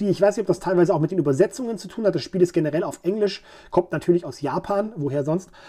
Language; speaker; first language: German; native; German